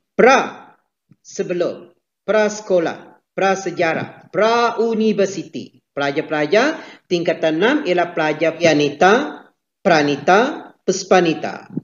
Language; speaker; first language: Malay; native; Malay